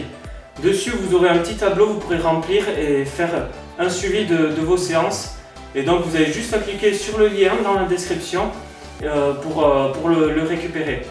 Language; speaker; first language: French; native; French